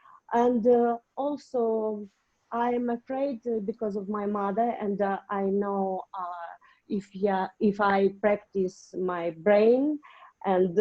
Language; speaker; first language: English; non-native, learner; Russian